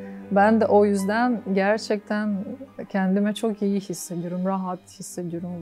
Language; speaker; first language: Turkish; non-native, fluent; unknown